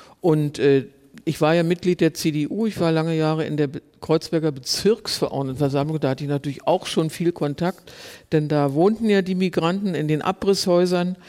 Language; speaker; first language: German; native; German